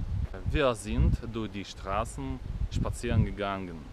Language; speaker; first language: German; non-native, fluent; Russian